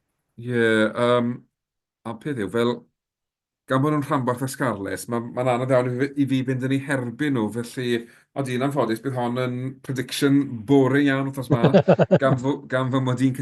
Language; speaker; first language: Welsh; native; Welsh